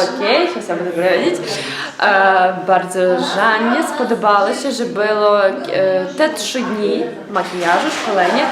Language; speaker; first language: Polish; non-native, learner; Ukrainian